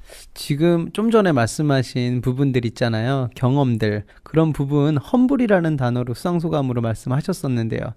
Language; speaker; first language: Korean; native; Korean